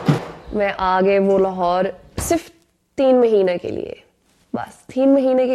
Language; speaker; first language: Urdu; non-native, learner; English